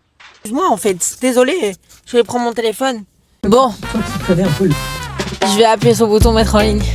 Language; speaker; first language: French; native; French